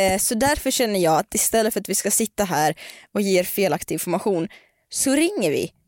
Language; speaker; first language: Swedish; native; Swedish